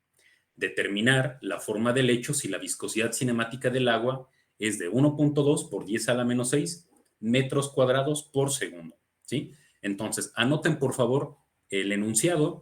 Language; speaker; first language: Spanish; native; Spanish